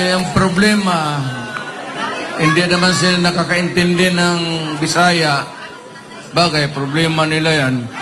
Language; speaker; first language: Filipino; non-native, local second language; Cebuano